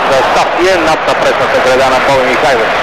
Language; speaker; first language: Bulgarian; native; Bulgarian